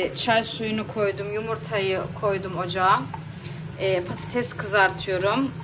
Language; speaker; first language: Turkish; early bilingual, heritage; Turkish